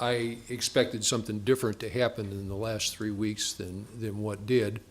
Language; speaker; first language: English; native; English